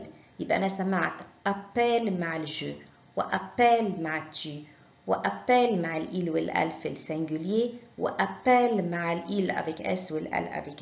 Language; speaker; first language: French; non-native, fluent; Arabic